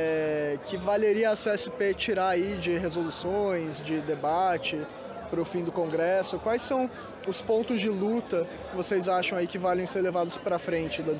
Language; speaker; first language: Portuguese; native; Portuguese